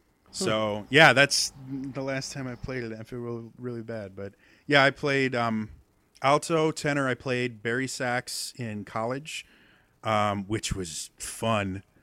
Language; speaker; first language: English; native; English